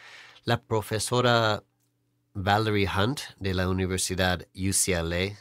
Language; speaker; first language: Spanish; non-native, fluent; English